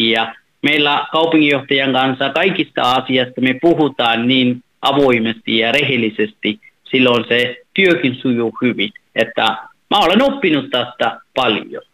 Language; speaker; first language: Finnish; non-native, fluent; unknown